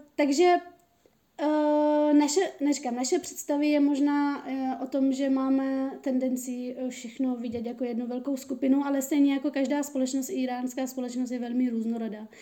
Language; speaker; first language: Czech; early bilingual, other home language; Persian